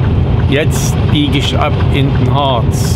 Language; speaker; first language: German; native; German